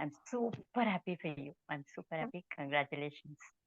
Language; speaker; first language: English; non-native, local second language; Telugu